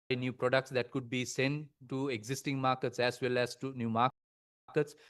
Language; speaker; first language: English; non-native, local second language; Sinhala